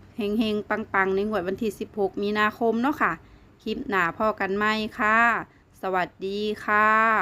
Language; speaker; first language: Thai; non-native, local second language; Northeastern Thai